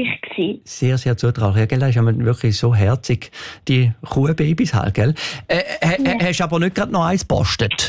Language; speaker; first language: German; native; German